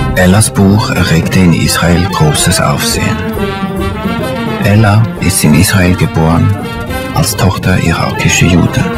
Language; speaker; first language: German; early bilingual, other home language; Arabic